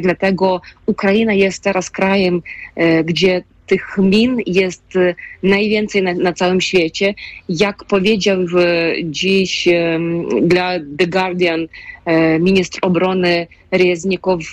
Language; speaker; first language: Polish; non-native, fluent; Ukrainian